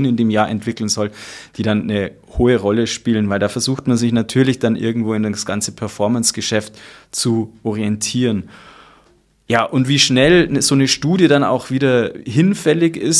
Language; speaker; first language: German; native; German